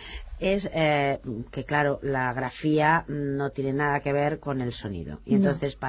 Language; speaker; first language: Spanish; native; Spanish